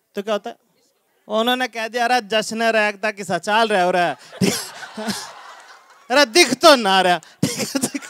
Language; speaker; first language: Hindi; native; Hindi